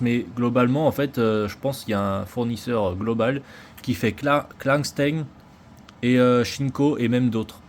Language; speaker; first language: French; native; French